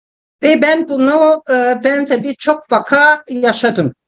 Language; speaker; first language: Turkish; non-native, learner; German